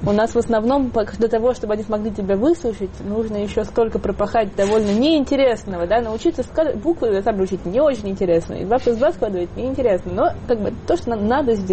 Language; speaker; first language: Russian; native; Russian